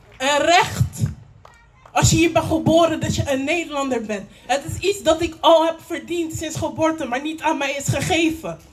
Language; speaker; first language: Dutch; native; Dutch